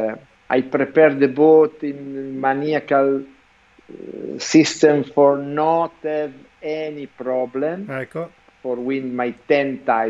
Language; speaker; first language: English; non-native, learner; Italian